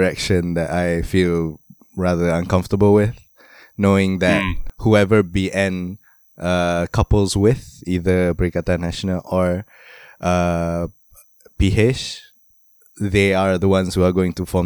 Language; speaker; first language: English; non-native, local second language; Malay